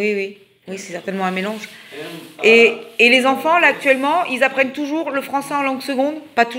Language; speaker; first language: French; native; French